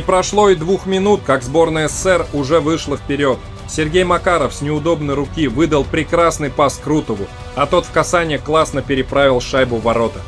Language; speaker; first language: Russian; native; Russian